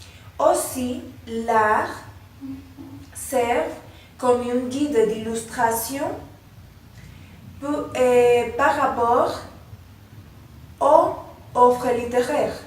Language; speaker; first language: French; non-native, learner; Spanish